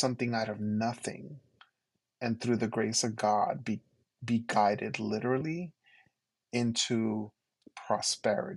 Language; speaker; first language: English; early bilingual, other home language; Spanish